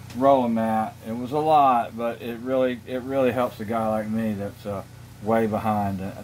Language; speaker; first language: English; native; English